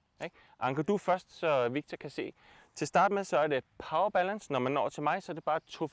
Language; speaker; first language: Danish; native; Danish